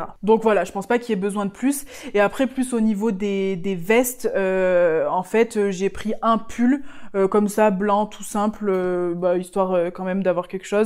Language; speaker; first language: French; native; French